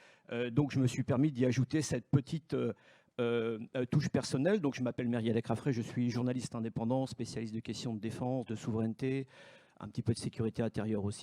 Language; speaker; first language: French; native; French